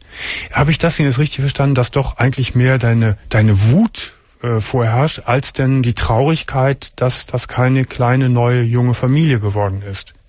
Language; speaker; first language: German; native; German